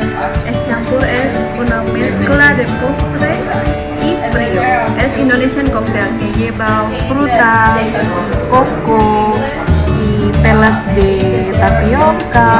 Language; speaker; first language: Spanish; non-native, learner; Indonesian